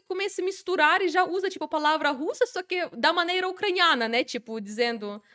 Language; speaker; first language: Portuguese; non-native, fluent; Ukrainian